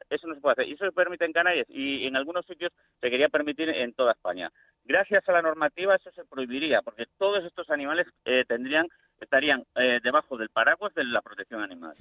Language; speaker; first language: Spanish; native; Spanish